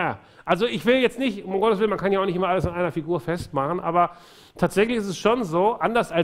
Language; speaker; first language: German; native; German